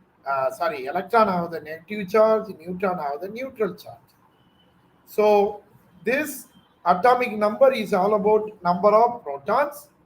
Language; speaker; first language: English; non-native, local second language; Tamil